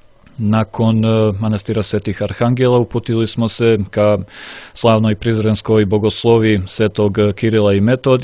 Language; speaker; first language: Croatian; native; Croatian